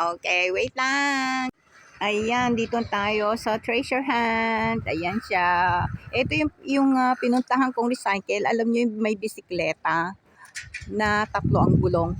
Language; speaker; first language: Filipino; native; Filipino